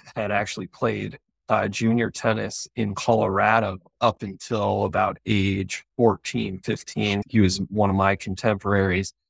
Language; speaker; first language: English; native; English